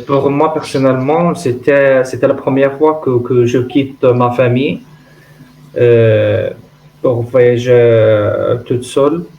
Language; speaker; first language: French; non-native, learner; Arabic